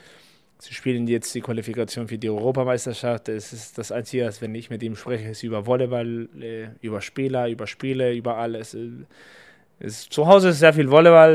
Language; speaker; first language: German; non-native, fluent; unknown